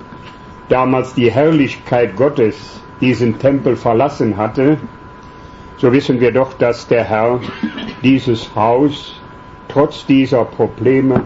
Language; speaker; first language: German; native; German